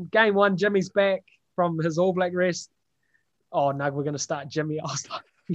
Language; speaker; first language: English; native; English